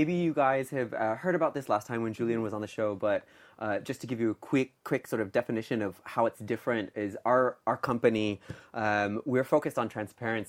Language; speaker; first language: English; native; English